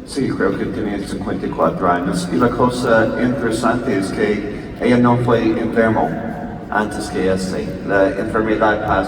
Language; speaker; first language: Spanish; non-native, learner; English